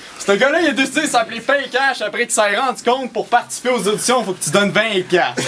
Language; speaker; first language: French; native; French